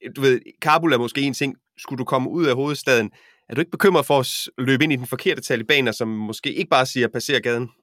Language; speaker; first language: Danish; native; Danish